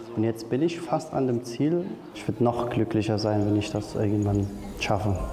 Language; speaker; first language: German; non-native, fluent; Arabic